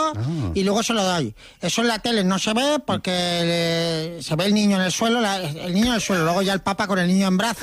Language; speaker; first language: Spanish; native; Spanish